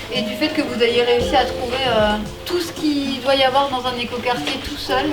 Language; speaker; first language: French; native; French